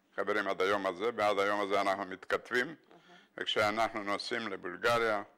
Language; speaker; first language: Hebrew; non-native, fluent; Bulgarian